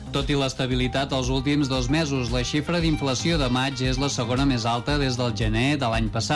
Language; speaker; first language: Catalan; native; Catalan